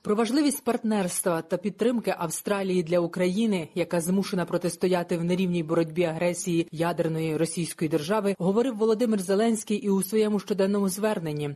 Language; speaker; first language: Ukrainian; native; Ukrainian